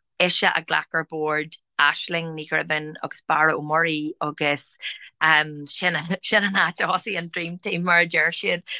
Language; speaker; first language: Irish; non-native, local second language; English